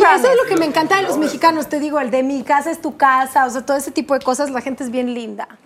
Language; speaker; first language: Spanish; non-native, fluent; Russian